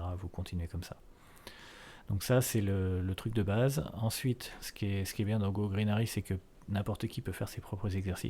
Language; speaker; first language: French; native; French